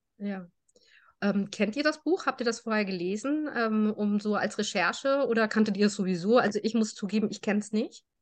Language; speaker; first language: German; native; German